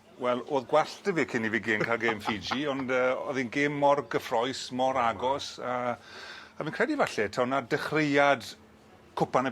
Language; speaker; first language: Welsh; native; Welsh